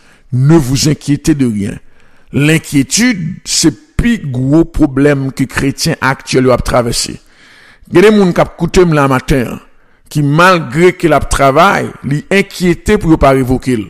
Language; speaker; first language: French; non-native, local second language; Haitian Creole